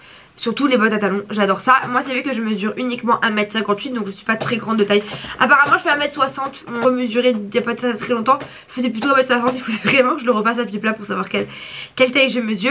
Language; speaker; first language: French; native; French